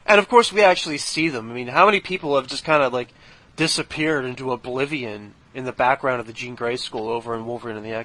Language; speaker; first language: English; native; English